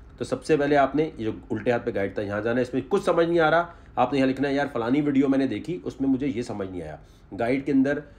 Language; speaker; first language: Urdu; native; Urdu